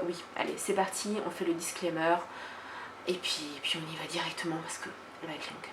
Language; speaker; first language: French; native; French